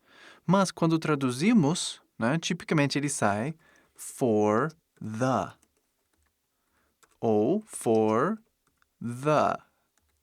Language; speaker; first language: Portuguese; non-native, fluent; English